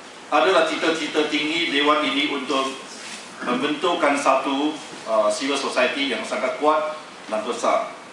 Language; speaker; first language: Malay; non-native, local second language; Chinese